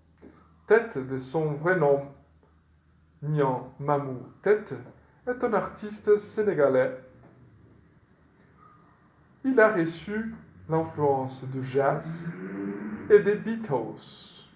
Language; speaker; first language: French; non-native, fluent; Portuguese